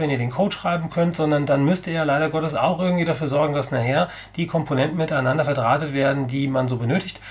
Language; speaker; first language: German; native; German